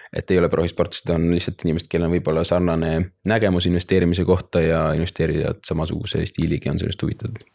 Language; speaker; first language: Estonian; native; Estonian